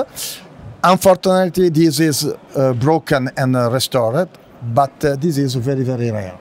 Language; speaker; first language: English; non-native, learner; Italian